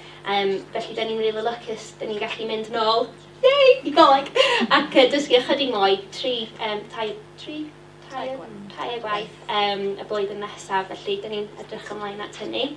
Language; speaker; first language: Welsh; non-native, learner; English